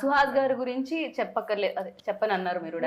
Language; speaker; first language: Telugu; native; Telugu